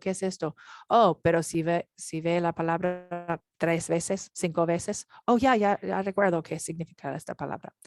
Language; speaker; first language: Spanish; non-native, learner; English